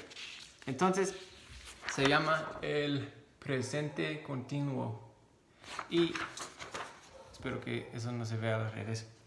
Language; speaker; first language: Spanish; non-native, fluent; English